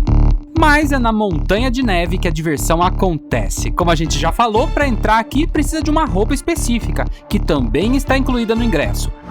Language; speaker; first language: Portuguese; native; Portuguese